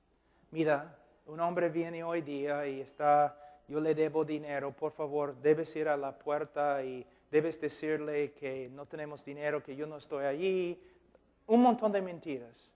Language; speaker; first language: Spanish; non-native, fluent; English